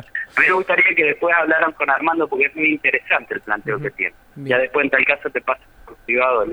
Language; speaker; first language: Spanish; native; Spanish